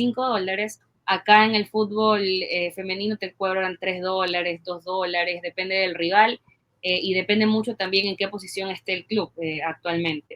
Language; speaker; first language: Spanish; native; Spanish